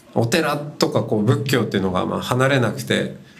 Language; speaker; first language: Japanese; native; Japanese